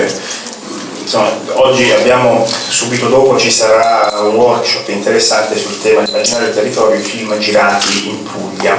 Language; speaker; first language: Italian; native; Italian